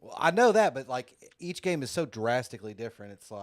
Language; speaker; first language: English; native; English